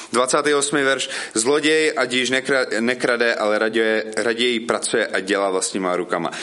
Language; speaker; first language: Czech; non-native, fluent; English